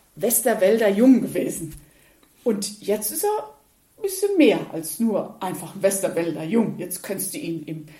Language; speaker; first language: German; native; German